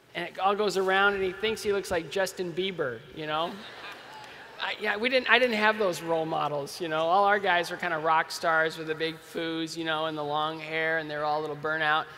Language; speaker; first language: English; native; English